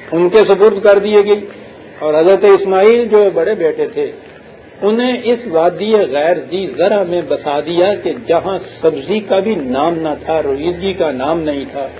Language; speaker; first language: Urdu; native; Urdu